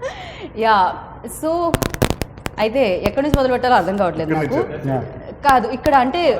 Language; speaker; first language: Telugu; native; Telugu